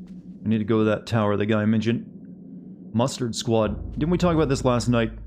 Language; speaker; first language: English; native; English